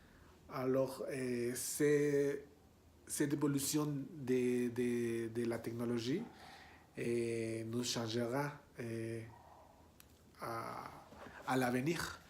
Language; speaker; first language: French; non-native, learner; Spanish